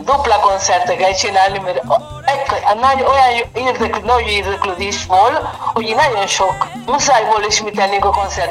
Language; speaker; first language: Hungarian; non-native, learner; Spanish